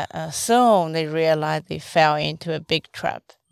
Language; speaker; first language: English; non-native, fluent; Chinese